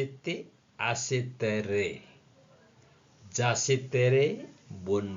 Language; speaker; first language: French; non-native, learner; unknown